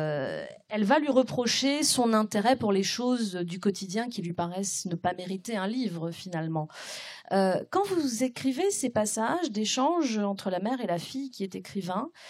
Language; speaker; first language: French; native; French